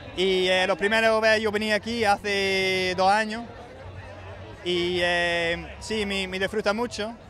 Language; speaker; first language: Spanish; non-native, fluent; English